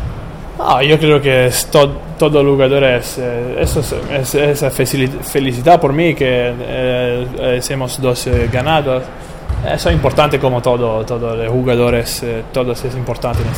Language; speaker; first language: Spanish; non-native, learner; Italian